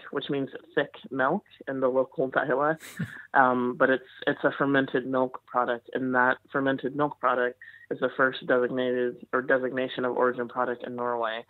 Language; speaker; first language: English; native; English